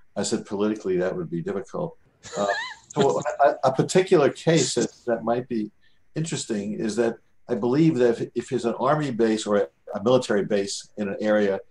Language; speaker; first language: English; native; English